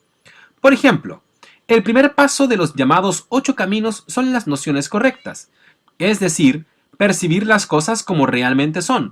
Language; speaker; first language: Spanish; native; Spanish